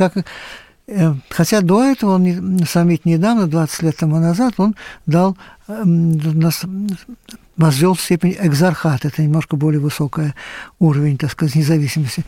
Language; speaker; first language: Russian; native; Russian